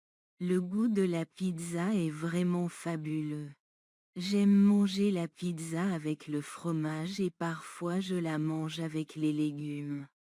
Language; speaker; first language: French; non-native, learner; Bangla